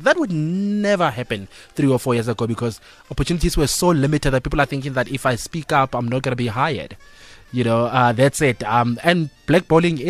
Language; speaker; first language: English; non-native, local second language; Tswana